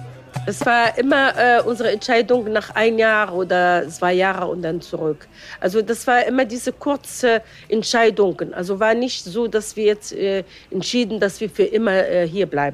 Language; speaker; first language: German; non-native, fluent; Arabic